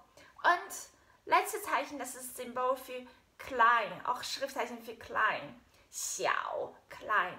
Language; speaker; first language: German; non-native, fluent; Chinese